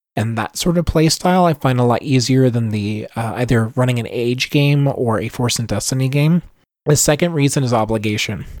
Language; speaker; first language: English; native; English